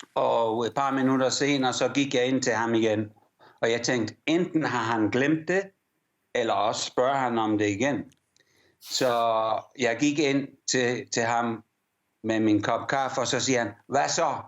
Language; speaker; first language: Danish; early bilingual, heritage; English